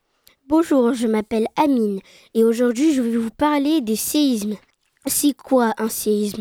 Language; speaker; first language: French; native; French